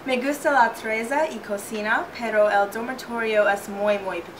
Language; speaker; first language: Spanish; non-native, learner; English